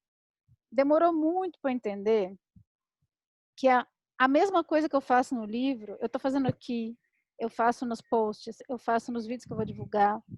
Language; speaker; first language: Portuguese; native; Portuguese